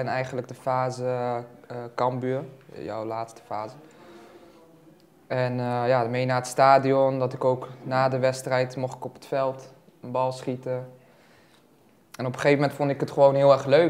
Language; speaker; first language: Dutch; native; Dutch